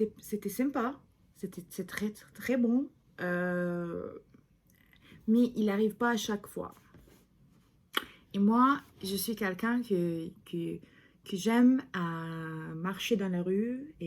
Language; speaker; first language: French; non-native, fluent; English